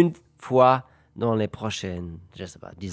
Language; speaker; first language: French; non-native, fluent; German